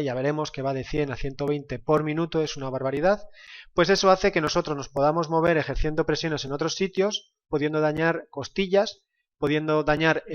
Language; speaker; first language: Spanish; native; Spanish